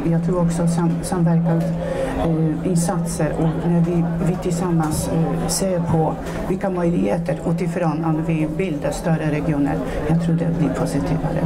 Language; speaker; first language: Swedish; non-native, fluent; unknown